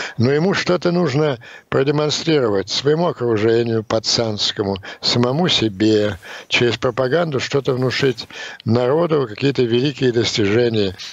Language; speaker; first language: Russian; native; Russian